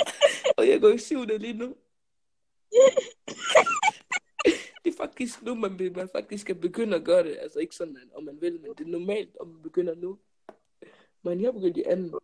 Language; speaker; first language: Danish; early bilingual, other home language; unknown